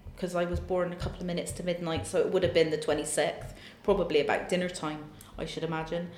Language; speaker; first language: English; native; English